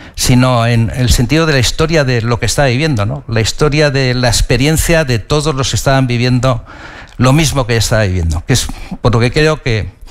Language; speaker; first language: Spanish; native; Spanish